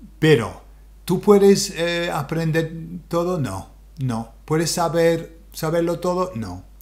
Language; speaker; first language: Spanish; non-native, fluent; English